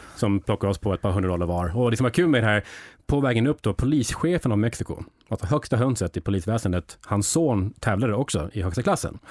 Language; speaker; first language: Swedish; early bilingual, heritage; English